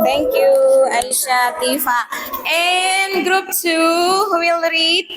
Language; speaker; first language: English; non-native, fluent; Indonesian